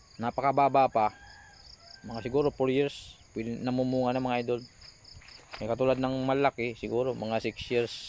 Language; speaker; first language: Filipino; non-native, local second language; Bikol